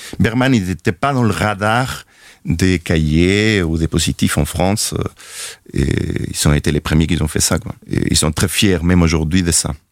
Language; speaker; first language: French; non-native, fluent; Spanish